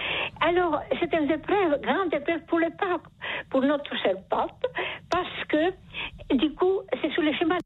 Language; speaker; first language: French; non-native, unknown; Polish